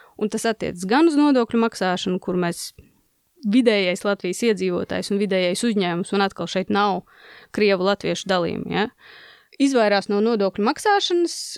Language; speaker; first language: Latvian; non-native, local second language; Russian